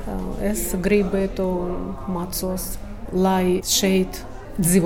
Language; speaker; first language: Latvian; non-native, learner; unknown